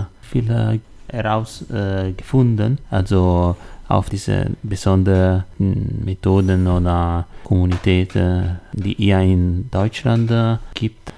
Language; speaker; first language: German; non-native, learner; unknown